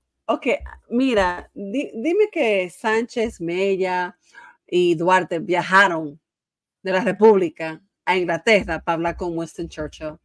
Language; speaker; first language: Spanish; early bilingual, heritage; Spanish